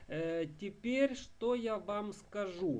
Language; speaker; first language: Russian; native; Russian